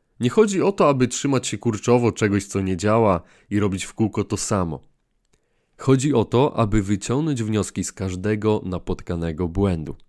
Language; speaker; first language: Polish; native; Polish